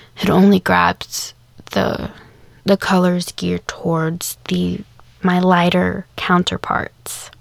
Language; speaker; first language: English; native; English